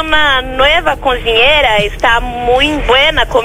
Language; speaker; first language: Spanish; non-native, learner; Portuguese